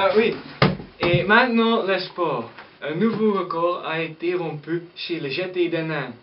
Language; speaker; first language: French; non-native, learner; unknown